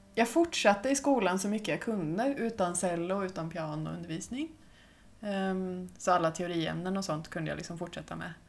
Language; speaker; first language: Swedish; native; Swedish